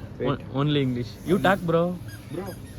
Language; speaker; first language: English; non-native, local second language; Kannada